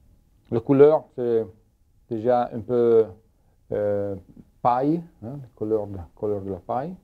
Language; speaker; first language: French; non-native, learner; Italian